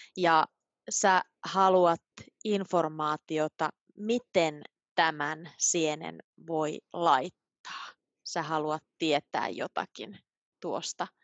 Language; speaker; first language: Finnish; native; Finnish